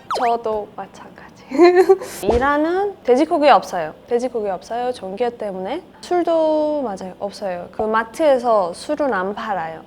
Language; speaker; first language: Korean; non-native, learner; Persian